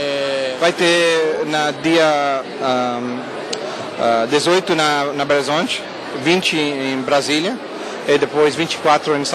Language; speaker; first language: Portuguese; non-native, fluent; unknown